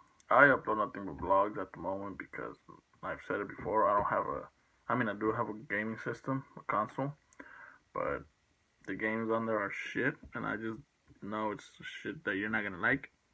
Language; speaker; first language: English; early bilingual, other home language; Spanish